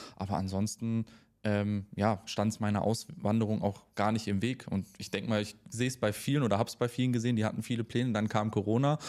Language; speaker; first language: German; native; German